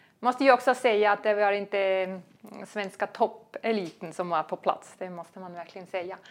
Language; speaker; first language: Swedish; non-native, fluent; German